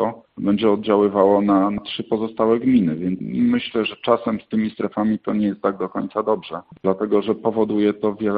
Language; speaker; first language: Polish; native; Polish